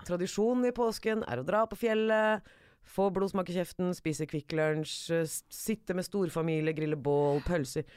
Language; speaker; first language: Norwegian; early bilingual, other home language; Persian